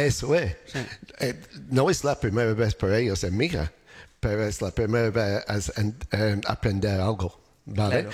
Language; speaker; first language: Spanish; non-native, learner; English